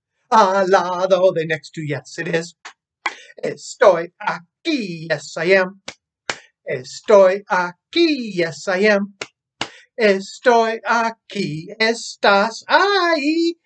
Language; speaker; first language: Spanish; non-native, fluent; English